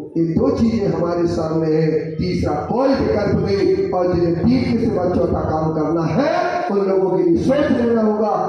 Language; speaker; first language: Hindi; native; Hindi